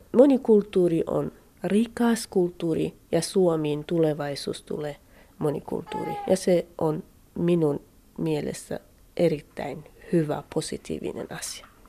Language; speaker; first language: Finnish; non-native, learner; Central Kurdish